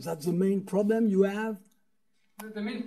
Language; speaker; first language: English; non-native, fluent; French